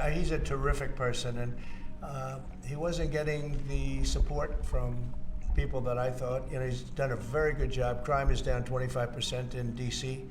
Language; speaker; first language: English; native; English